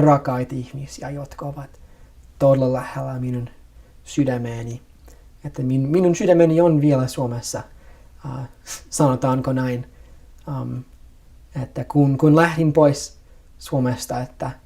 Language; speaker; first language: Finnish; non-native, fluent; English